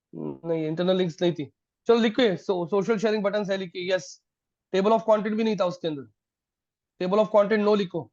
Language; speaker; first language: Hindi; non-native, local second language; Marathi